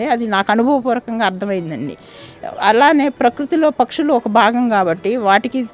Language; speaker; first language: Telugu; native; Telugu